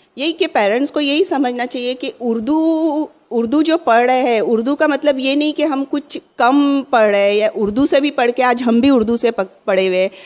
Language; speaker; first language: Hindi; non-native, local second language; Urdu